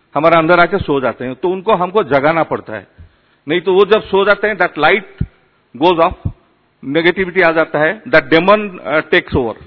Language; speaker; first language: Hindi; non-native, fluent; Odia